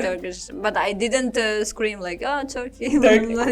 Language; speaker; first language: English; non-native, learner; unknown